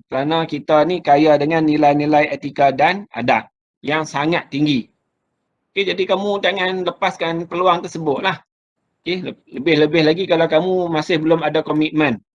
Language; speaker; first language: Malay; native; Malay